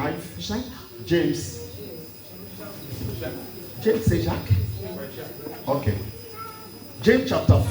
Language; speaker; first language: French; non-native, learner; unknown